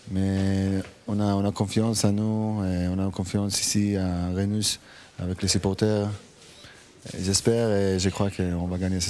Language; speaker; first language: French; non-native, learner; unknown